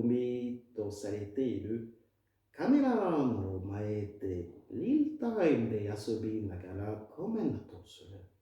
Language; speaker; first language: Japanese; non-native, fluent; French